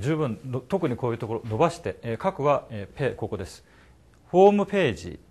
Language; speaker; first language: Japanese; non-native, fluent; Korean